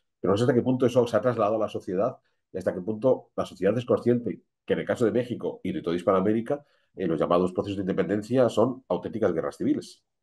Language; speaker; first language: Spanish; native; Spanish